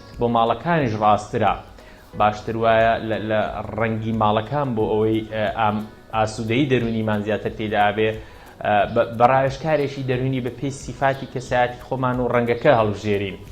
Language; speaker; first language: Central Kurdish; native; Central Kurdish